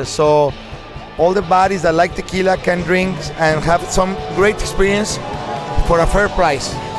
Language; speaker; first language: English; non-native, fluent; Spanish